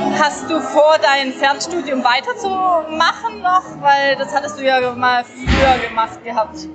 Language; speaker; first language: German; native; German